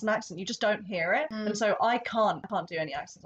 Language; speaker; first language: English; native; English